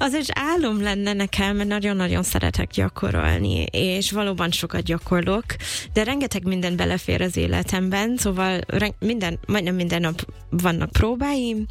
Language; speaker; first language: Hungarian; non-native, fluent; English